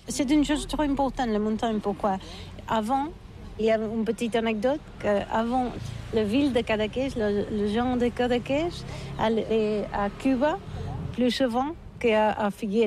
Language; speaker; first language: French; non-native, learner; Catalan